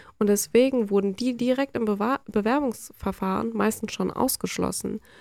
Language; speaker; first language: German; native; German